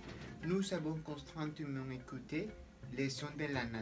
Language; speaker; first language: French; non-native, learner; Spanish